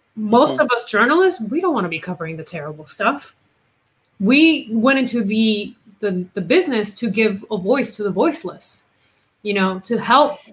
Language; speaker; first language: English; non-native, fluent; Spanish